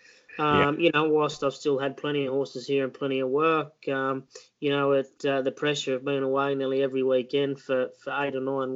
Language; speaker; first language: English; native; English